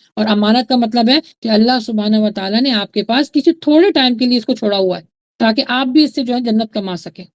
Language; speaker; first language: Urdu; native; Urdu